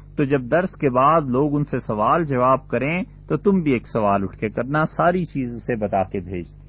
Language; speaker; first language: Urdu; non-native, local second language; Punjabi